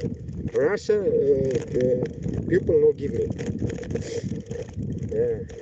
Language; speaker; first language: English; non-native, learner; Bashkir